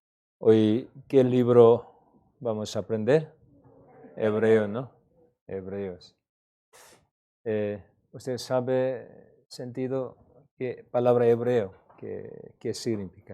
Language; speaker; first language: Spanish; non-native, learner; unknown